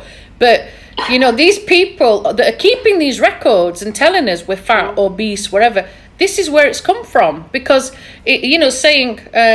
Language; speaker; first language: English; native; English